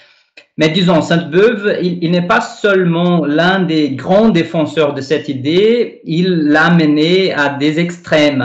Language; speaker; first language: French; non-native, fluent; Portuguese